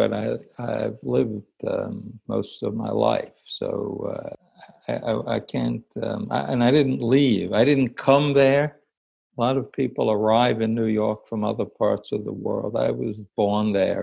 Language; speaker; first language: English; native; English